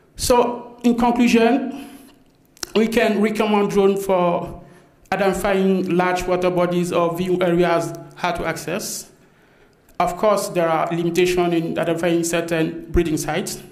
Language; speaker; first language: English; non-native, fluent; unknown